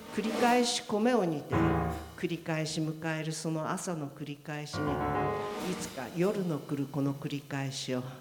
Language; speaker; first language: Japanese; native; Japanese